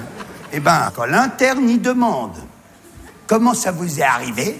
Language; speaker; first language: French; native; French